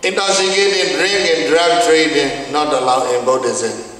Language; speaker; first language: English; non-native, learner; Burmese